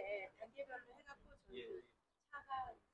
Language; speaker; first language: Korean; native; Korean